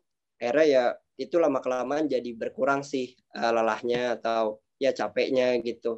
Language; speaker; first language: Indonesian; native; Indonesian